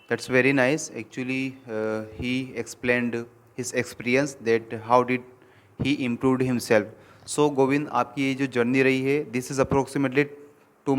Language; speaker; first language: English; non-native, local second language; Hindi